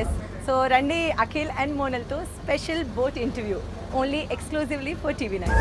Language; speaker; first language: Telugu; native; Telugu